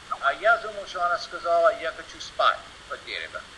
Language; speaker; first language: Russian; non-native, learner; English